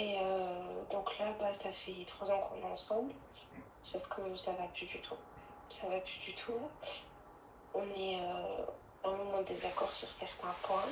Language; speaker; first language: French; native; French